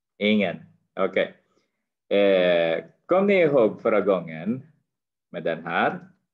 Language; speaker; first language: Swedish; non-native, fluent; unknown